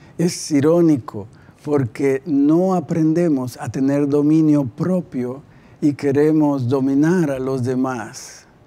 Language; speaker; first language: Spanish; native; Spanish